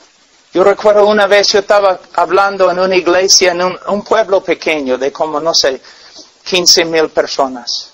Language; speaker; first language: Spanish; non-native, fluent; English